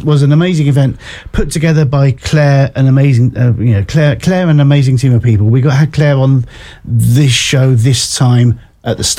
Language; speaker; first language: English; native; English